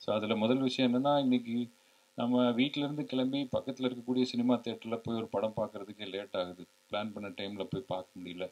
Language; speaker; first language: Tamil; native; Tamil